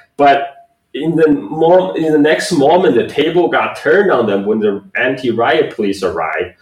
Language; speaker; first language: English; non-native, fluent; Chinese